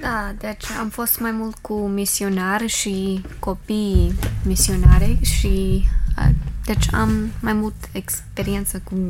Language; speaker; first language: Romanian; early bilingual, heritage; Romanian